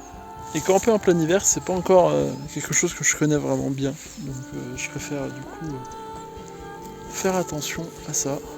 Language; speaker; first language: French; native; French